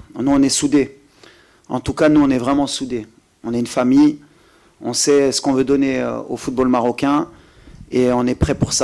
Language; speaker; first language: French; native; French